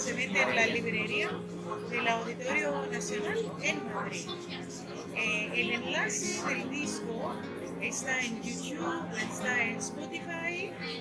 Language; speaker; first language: Spanish; non-native, fluent; Greek